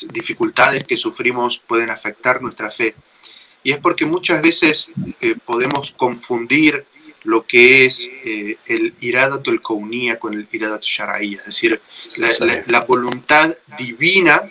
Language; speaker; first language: Spanish; native; Spanish